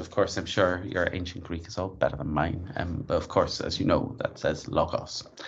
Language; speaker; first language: English; native; English